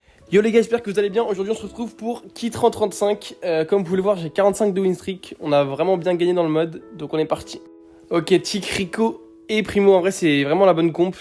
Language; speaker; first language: French; native; French